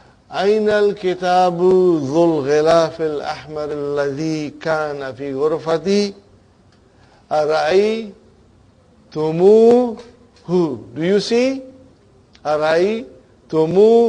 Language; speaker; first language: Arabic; non-native, fluent; English